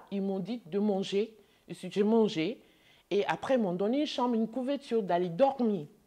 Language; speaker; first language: French; non-native, fluent; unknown